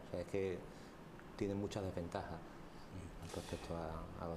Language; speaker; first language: Spanish; native; Spanish